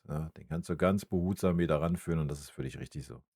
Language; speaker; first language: German; native; German